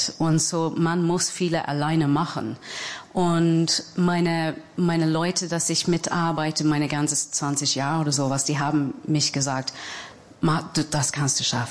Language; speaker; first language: German; non-native, fluent; English